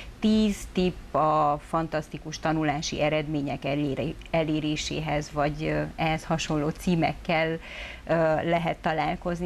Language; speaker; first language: Hungarian; native; Hungarian